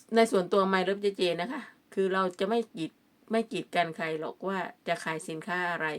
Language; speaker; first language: Thai; native; Thai